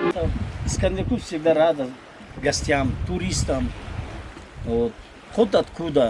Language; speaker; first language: Russian; non-native, local second language; Tajik